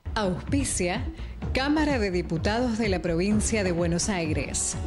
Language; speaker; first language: Spanish; native; Spanish